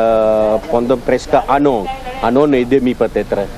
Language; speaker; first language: French; non-native, fluent; Sinhala